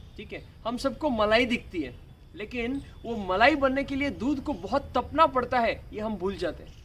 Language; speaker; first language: Hindi; non-native, local second language; Marathi